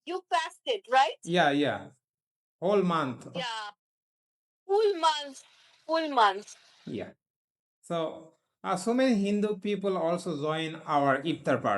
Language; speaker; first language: English; non-native, learner; Bangla